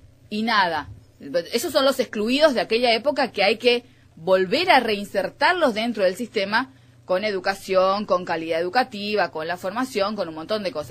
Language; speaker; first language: Spanish; native; Spanish